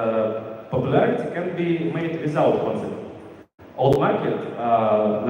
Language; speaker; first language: English; non-native, learner; Russian